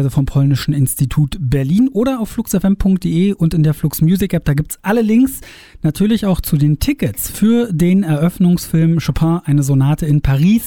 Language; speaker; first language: German; native; German